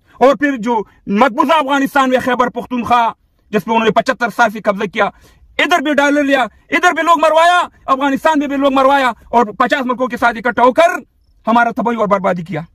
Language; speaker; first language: Urdu; non-native, local second language; Pashto